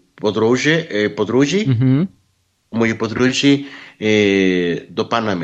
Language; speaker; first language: Polish; non-native, learner; Spanish